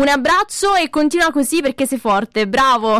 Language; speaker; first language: Italian; native; Italian